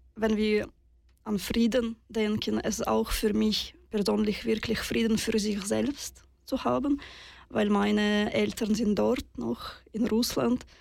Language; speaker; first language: German; non-native, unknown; Russian